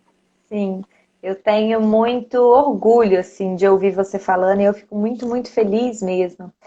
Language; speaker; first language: Portuguese; native; Portuguese